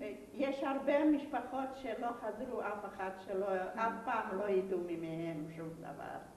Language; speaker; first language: Hebrew; non-native, fluent; Yiddish